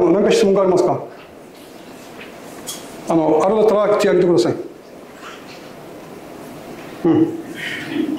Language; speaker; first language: Japanese; non-native, learner; Arabic